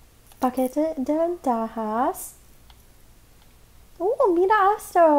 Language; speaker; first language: Spanish; non-native, learner; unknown